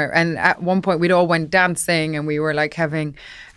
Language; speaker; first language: English; native; English